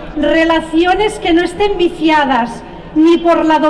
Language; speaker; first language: Spanish; non-native, local second language; Catalan